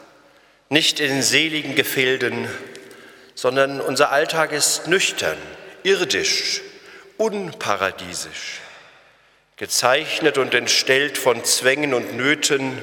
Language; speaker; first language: German; native; German